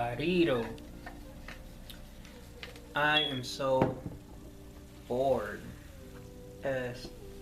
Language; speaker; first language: Spanish; non-native, learner; English